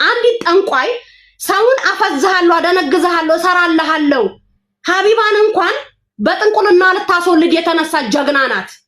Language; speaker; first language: Amharic; non-native, local second language; Oromo